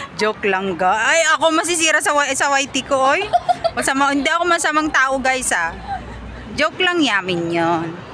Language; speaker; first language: Filipino; native; Filipino